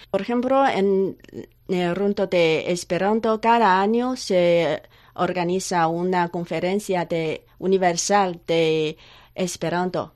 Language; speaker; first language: Spanish; non-native, learner; Chinese